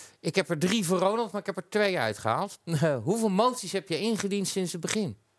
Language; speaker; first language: Dutch; native; Dutch